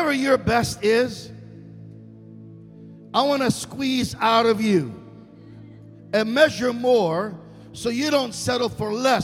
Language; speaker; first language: English; non-native, fluent; Hebrew